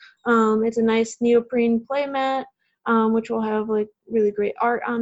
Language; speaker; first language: English; native; English